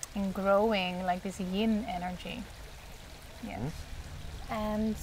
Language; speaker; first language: English; non-native, fluent; Dutch